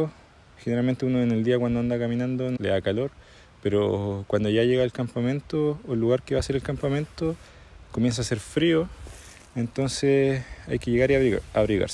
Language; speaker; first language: Spanish; native; Spanish